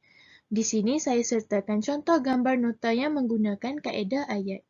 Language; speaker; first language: Malay; native; Malay